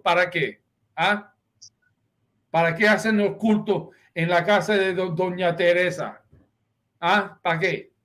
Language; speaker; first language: Spanish; early bilingual, heritage; Spanish